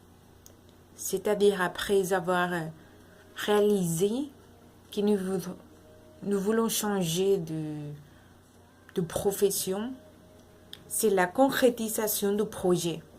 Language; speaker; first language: French; non-native, learner; Spanish